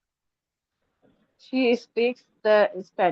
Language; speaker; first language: English; non-native, learner; Urdu